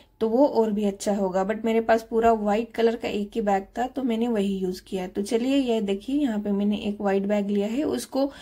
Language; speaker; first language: Hindi; non-native, local second language; Marathi